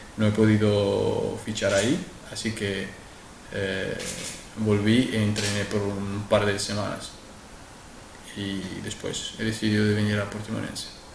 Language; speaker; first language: Spanish; non-native, fluent; Arabic